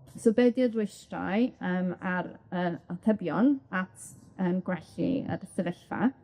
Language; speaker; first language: Welsh; non-native, local second language; English